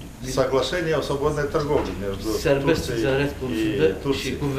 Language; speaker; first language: Russian; non-native, local second language; Romanian